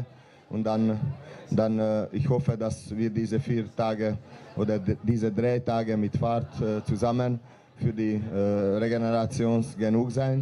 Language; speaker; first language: German; non-native, learner; Hungarian